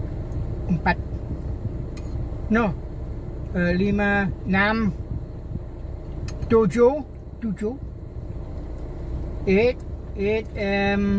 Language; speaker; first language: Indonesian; non-native, learner; English